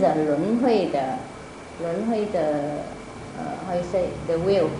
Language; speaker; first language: Chinese; non-native, fluent; Vietnamese